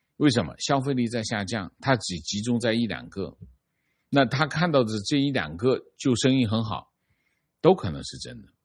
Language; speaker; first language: Chinese; native; Chinese